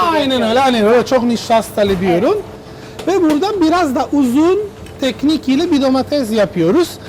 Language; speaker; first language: Turkish; non-native, learner; Italian